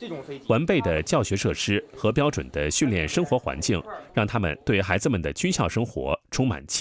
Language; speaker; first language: Chinese; native; Chinese